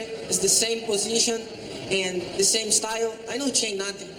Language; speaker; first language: English; non-native, learner; Portuguese